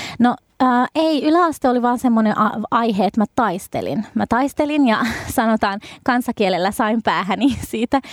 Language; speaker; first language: Finnish; early bilingual, other home language; Arabic